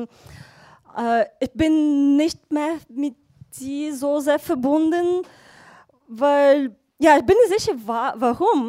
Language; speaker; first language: German; non-native, fluent; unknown